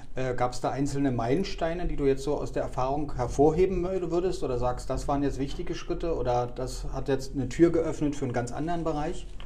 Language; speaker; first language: German; native; German